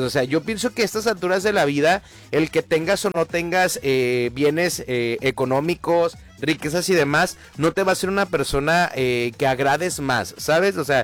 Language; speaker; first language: Spanish; native; Spanish